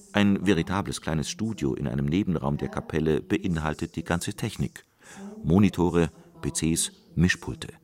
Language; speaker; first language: German; native; German